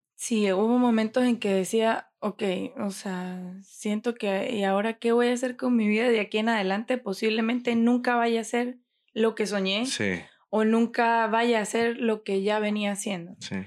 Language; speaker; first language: Spanish; native; Spanish